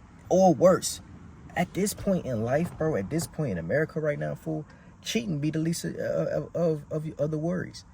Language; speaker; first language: English; native; English